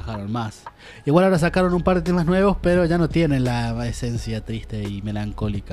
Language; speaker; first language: Spanish; native; Spanish